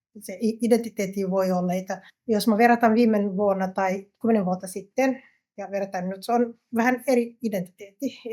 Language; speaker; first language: Finnish; non-native, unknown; Somali